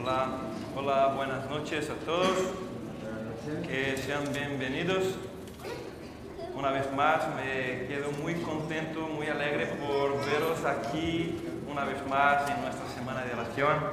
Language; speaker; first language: Spanish; non-native, fluent; Portuguese